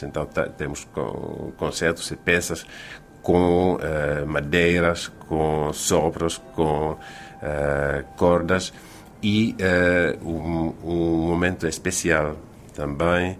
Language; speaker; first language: Portuguese; non-native, fluent; Finnish